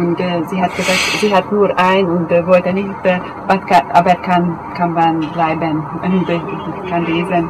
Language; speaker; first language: German; non-native, learner; Hungarian